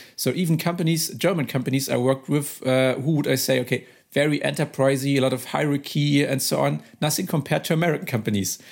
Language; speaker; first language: English; non-native, fluent; German